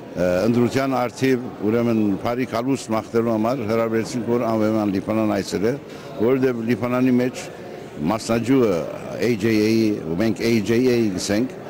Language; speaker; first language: Armenian; native; Armenian